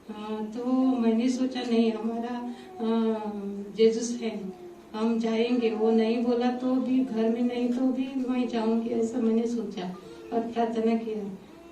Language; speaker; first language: Hindi; non-native, local second language; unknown